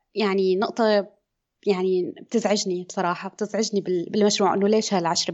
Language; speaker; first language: Arabic; native; Arabic